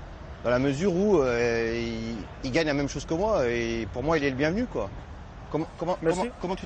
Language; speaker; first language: French; native; French